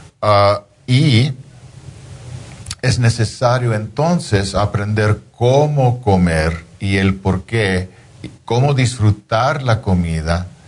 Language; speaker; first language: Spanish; non-native, fluent; English